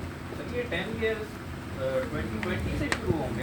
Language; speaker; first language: Urdu; native; Urdu